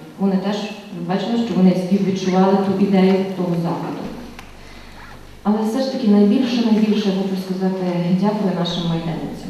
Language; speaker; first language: Ukrainian; native; Ukrainian